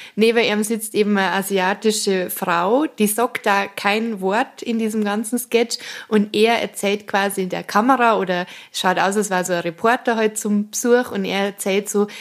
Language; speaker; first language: German; native; German